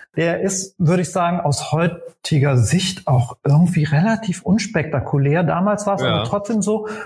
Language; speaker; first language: German; native; German